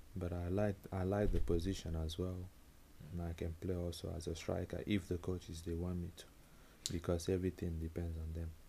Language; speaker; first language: English; non-native, local second language; Igbo